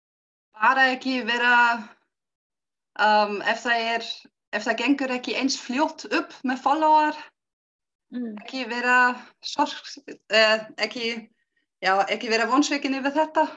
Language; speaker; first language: Icelandic; non-native, learner; German